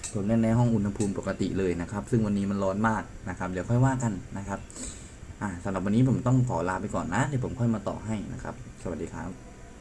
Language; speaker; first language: Thai; native; Thai